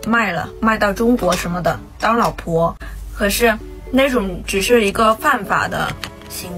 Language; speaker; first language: Chinese; non-native, fluent; Vietnamese